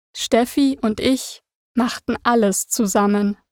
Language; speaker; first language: German; native; German